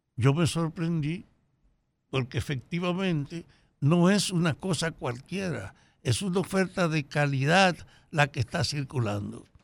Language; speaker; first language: Spanish; native; Spanish